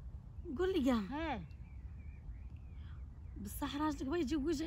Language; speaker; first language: Arabic; native; Arabic